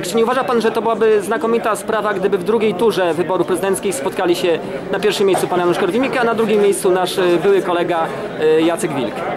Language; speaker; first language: Polish; native; Polish